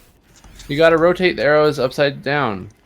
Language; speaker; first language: English; native; English